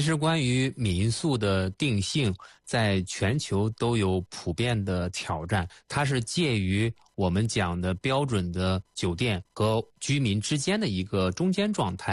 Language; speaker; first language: Chinese; native; Chinese